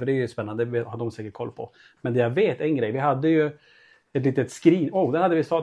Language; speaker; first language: Swedish; native; Swedish